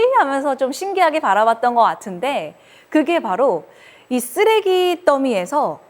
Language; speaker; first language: Korean; native; Korean